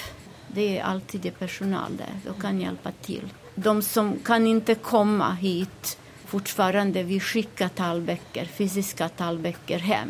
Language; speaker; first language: Swedish; non-native, fluent; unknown